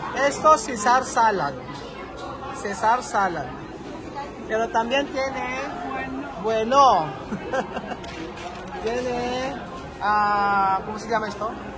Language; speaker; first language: Spanish; non-native, learner; Filipino